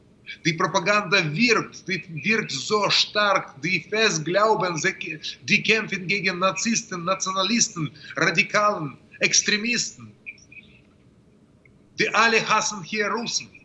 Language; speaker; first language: German; non-native, fluent; Russian